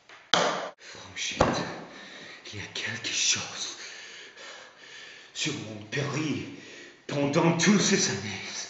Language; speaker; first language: French; non-native, learner; English